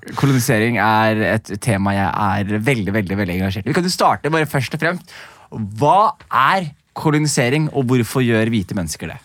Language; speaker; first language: Norwegian; early bilingual, other home language; Somali